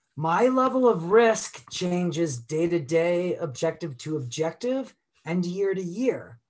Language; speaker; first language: English; native; English